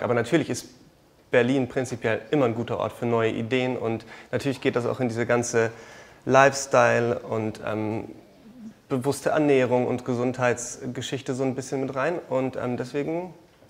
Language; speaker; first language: German; native; German